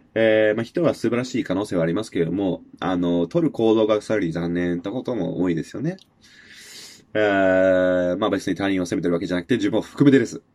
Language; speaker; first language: Japanese; non-native, fluent; English